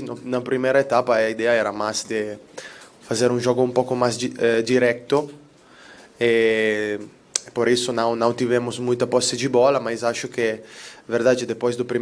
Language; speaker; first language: Portuguese; non-native, learner; Italian